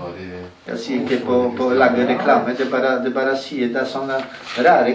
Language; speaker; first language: Norwegian; non-native, learner; Polish